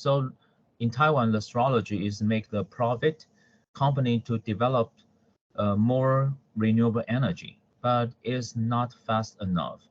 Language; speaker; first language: English; non-native, fluent; Chinese